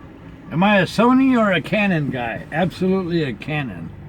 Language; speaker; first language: English; native; English